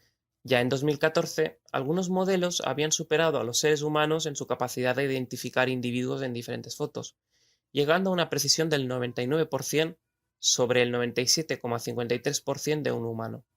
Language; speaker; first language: Spanish; native; Spanish